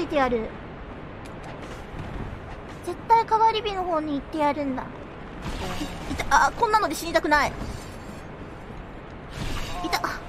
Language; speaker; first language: Japanese; native; Japanese